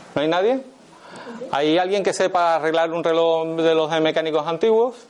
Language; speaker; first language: Spanish; native; Spanish